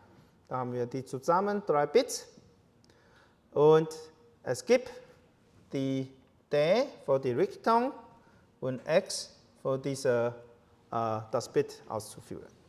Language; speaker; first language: German; non-native, learner; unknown